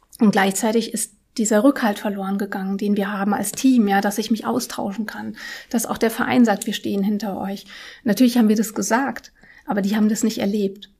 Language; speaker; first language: German; early bilingual, other home language; Russian